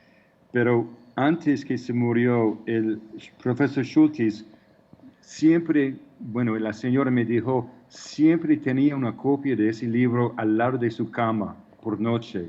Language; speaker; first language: Spanish; non-native, fluent; English